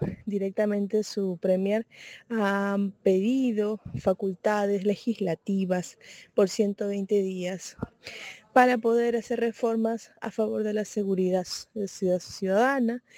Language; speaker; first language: Spanish; native; Spanish